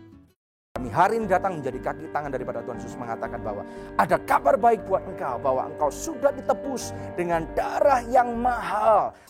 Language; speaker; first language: Indonesian; native; Indonesian